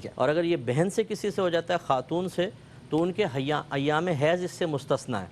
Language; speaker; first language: Urdu; native; Urdu